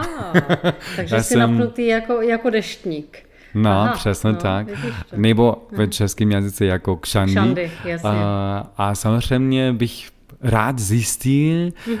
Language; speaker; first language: Czech; non-native, learner; German